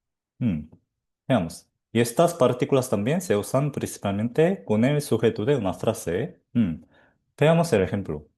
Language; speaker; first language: Spanish; non-native, fluent; Korean